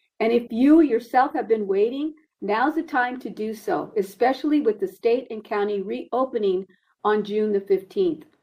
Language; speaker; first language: English; early bilingual, other home language; Spanish